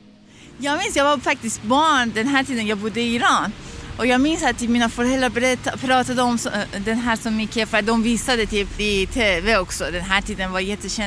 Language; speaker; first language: Swedish; non-native, fluent; Persian